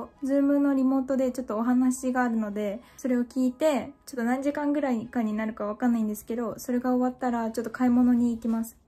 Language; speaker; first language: Japanese; native; Japanese